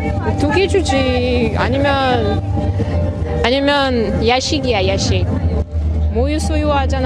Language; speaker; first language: Korean; non-native, learner; Russian